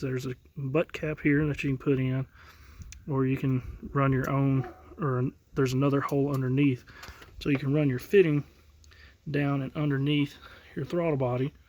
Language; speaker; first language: English; native; English